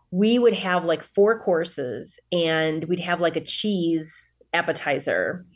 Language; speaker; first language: English; native; English